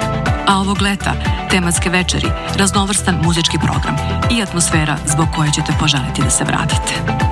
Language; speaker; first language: Serbian; native; Serbian